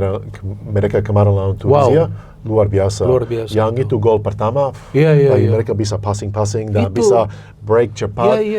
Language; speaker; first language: Indonesian; non-native, fluent; English